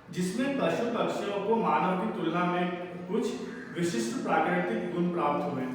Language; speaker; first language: Hindi; non-native, local second language; Telugu